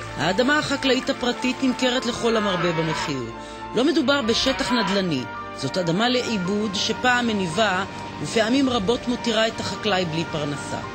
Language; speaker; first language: Hebrew; native; Hebrew